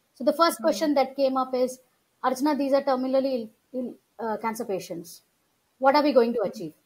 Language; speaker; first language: English; non-native, local second language; Gujarati